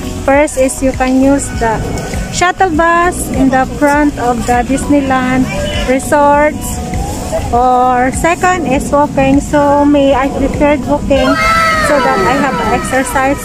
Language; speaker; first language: English; non-native, local second language; Filipino